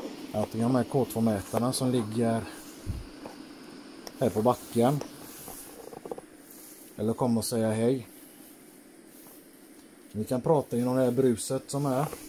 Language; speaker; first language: Swedish; native; Swedish